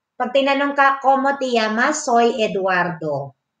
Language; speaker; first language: Spanish; non-native, fluent; Filipino